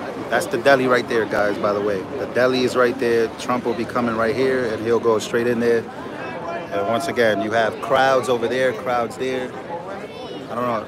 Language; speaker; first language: English; early bilingual, other home language; Spanish